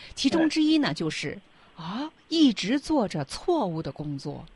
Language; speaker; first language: Chinese; native; Chinese